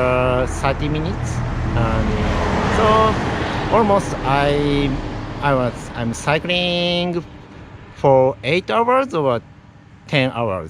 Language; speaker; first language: English; non-native, learner; Japanese